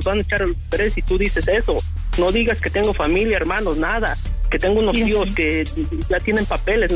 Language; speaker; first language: Spanish; native; Spanish